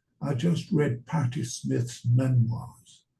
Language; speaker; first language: English; native; English